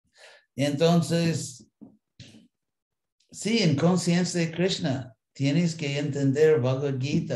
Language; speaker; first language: Spanish; non-native, fluent; English